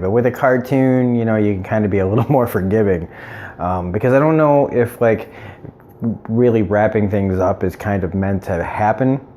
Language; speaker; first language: English; native; English